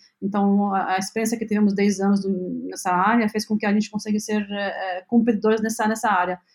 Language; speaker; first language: Portuguese; non-native, fluent; Arabic